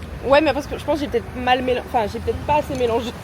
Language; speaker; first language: French; native; French